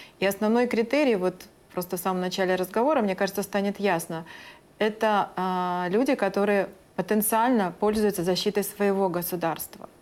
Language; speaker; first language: Russian; native; Russian